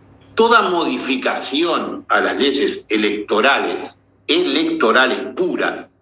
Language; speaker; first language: Spanish; native; Spanish